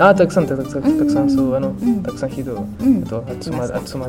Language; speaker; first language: Japanese; non-native, learner; Spanish